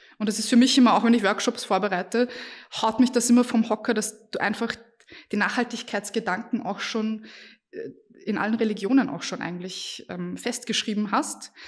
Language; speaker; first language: German; early bilingual, other home language; Bosnian